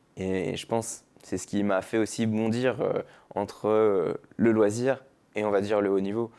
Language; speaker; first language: French; native; French